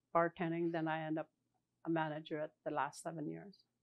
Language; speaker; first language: English; native; English